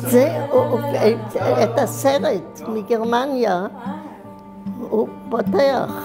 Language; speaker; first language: Hebrew; non-native, fluent; German